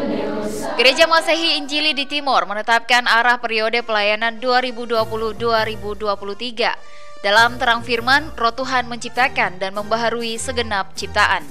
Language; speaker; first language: Indonesian; native; Indonesian